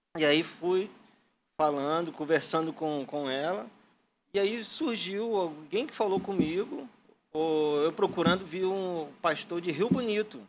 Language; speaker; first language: Portuguese; native; Portuguese